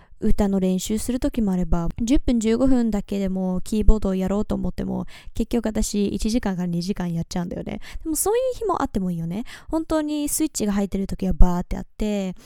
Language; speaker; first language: Japanese; early bilingual, heritage; Japanese